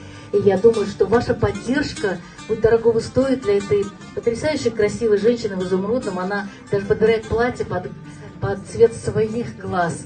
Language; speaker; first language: Russian; native; Russian